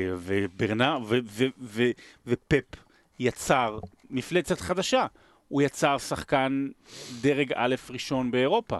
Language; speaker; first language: Hebrew; native; Hebrew